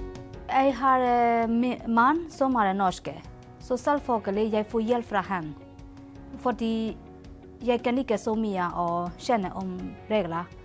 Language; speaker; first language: Norwegian; non-native, learner; Burmese